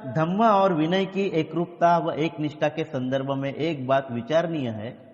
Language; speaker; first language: Hindi; non-native, local second language; Marathi